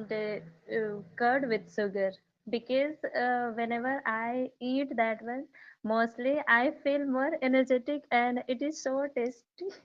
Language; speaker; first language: English; non-native, learner; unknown